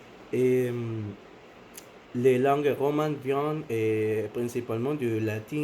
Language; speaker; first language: French; non-native, learner; Spanish